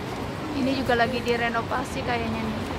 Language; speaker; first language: Indonesian; native; Indonesian